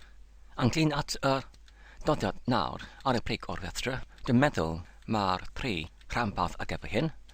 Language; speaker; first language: Welsh; non-native, learner; English